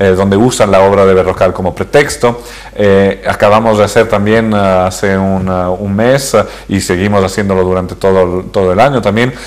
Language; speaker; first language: Spanish; early bilingual, heritage; Spanish